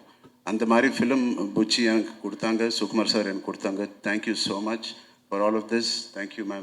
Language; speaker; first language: Tamil; non-native, local second language; Telugu